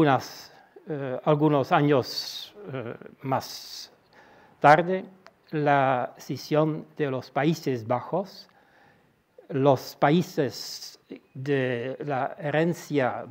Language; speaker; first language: Spanish; non-native, fluent; Dutch